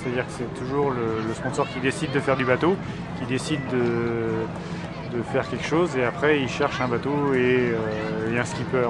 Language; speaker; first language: French; native; French